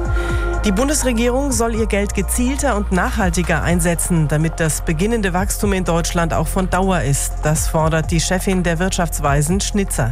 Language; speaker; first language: German; native; German